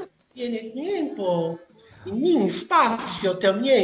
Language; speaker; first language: Spanish; non-native, learner; Portuguese